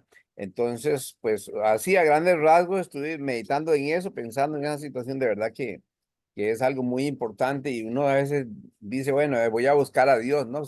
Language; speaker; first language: Spanish; native; Spanish